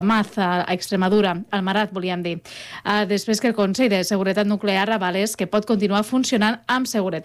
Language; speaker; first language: Catalan; native; Catalan